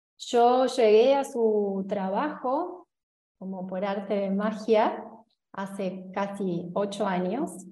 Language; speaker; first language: Spanish; native; Spanish